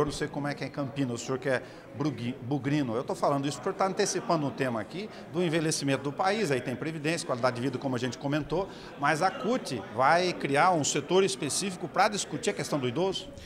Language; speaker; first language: Portuguese; native; Portuguese